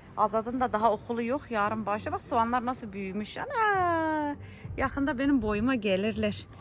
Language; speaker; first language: Turkish; early bilingual, heritage; Turkish